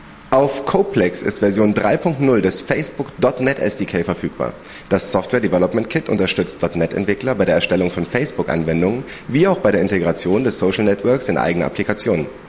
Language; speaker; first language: German; native; German